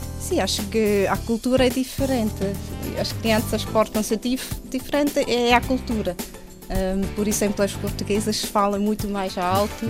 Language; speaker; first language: Portuguese; non-native, fluent; Swiss German